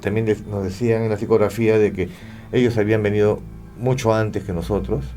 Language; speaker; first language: Spanish; native; Spanish